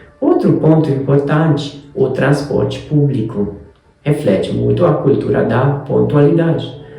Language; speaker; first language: Portuguese; non-native, fluent; Hungarian